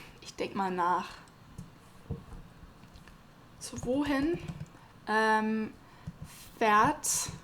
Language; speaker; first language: German; non-native, fluent; English